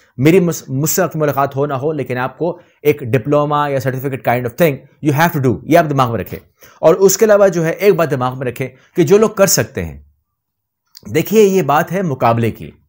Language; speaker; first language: Urdu; native; Urdu